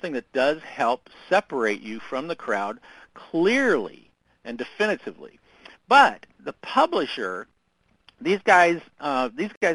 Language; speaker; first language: English; native; English